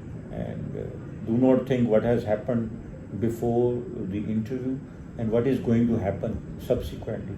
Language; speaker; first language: English; non-native, local second language; Urdu